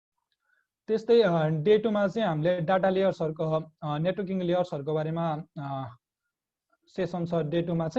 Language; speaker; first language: Nepali; native; Nepali